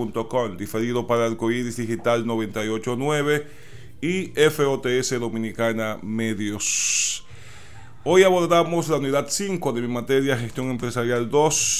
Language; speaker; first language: Spanish; native; Spanish